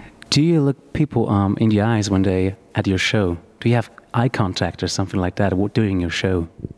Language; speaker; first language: English; non-native, fluent; German